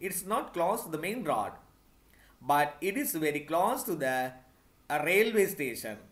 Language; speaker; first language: English; non-native, local second language; Sinhala